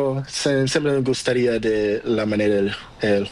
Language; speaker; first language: Spanish; non-native, learner; Portuguese